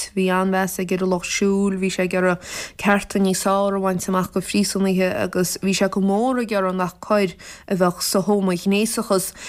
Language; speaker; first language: Irish; native; Irish